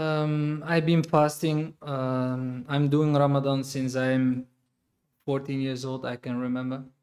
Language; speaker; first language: English; non-native, fluent; Dutch